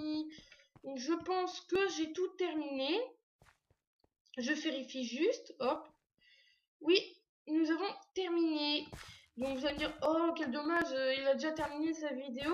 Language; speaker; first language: French; native; French